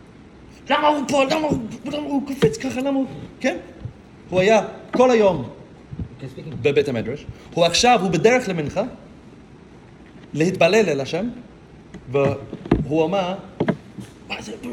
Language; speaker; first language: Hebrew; non-native, fluent; English